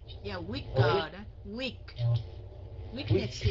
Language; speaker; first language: English; non-native, fluent; Vietnamese